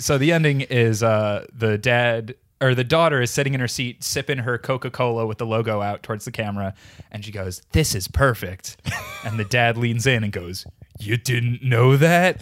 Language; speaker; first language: English; native; English